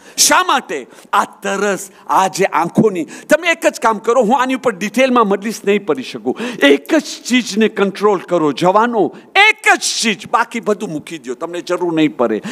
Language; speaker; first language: Gujarati; early bilingual, heritage; Gujarati